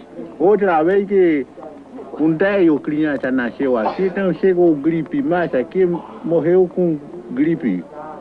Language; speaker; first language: Portuguese; non-native, local second language; Kayapó